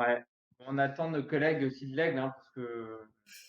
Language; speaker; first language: French; native; French